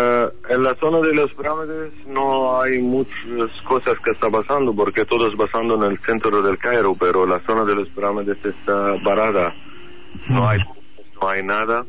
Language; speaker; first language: Spanish; non-native, learner; Arabic